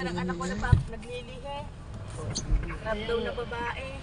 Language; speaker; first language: Filipino; native; Filipino